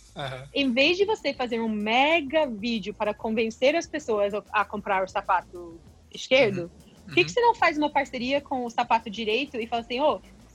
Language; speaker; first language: Portuguese; non-native, fluent; English